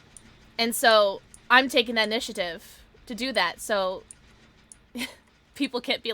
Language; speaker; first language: English; native; English